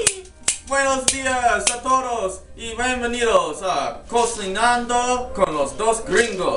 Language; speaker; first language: Spanish; non-native, learner; English